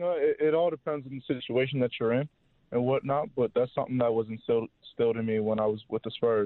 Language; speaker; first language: English; native; English